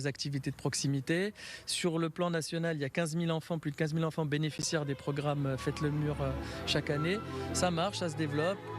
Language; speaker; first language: French; native; French